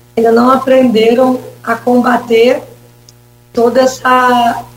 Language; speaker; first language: Portuguese; native; Portuguese